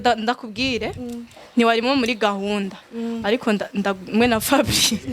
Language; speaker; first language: Rundi; native; Rundi